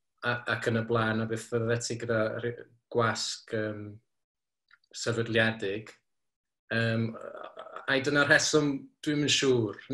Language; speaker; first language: Welsh; native; Welsh